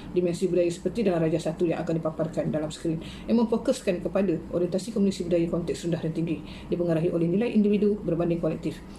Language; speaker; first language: Malay; native; Malay